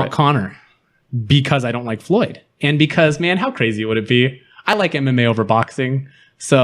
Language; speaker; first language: English; native; English